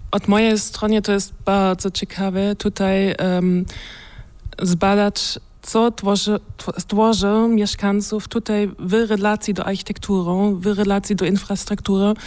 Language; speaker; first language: Polish; non-native, learner; German